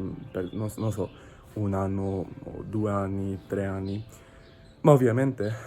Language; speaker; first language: Italian; non-native, learner; English